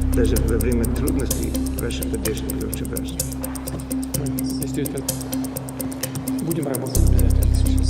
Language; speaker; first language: Russian; native; Russian